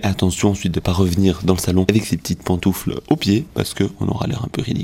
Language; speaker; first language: French; native; French